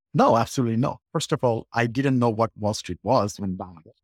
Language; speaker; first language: English; non-native, local second language; Bangla